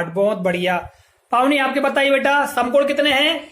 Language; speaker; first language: Hindi; native; Hindi